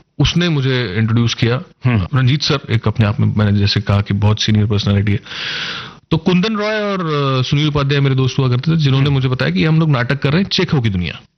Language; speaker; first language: Hindi; non-native, local second language; Marathi